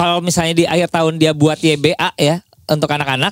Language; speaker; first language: Indonesian; native; Indonesian